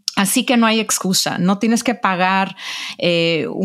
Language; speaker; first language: Spanish; early bilingual, heritage; Spanish